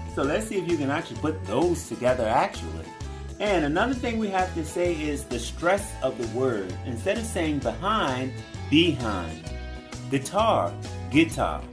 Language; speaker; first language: English; native; English